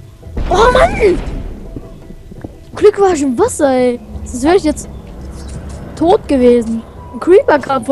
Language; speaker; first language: German; native; German